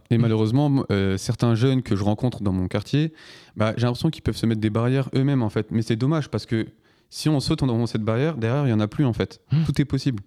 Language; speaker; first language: French; early bilingual, other home language; Turkish